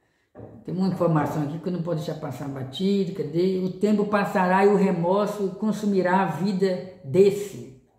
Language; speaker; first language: Portuguese; native; Portuguese